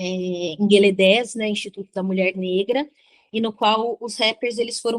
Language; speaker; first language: Portuguese; native; Portuguese